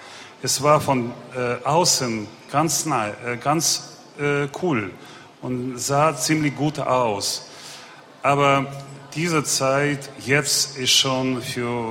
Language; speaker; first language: German; non-native, fluent; Russian